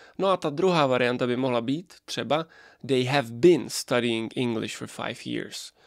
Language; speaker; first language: English; non-native, fluent; Czech